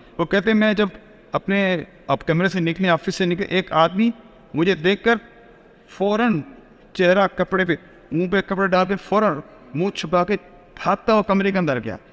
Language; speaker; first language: Urdu; non-native, local second language; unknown